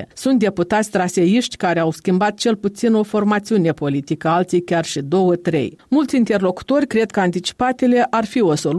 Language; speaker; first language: Romanian; native; Romanian